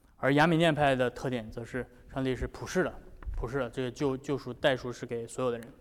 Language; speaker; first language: Chinese; native; Chinese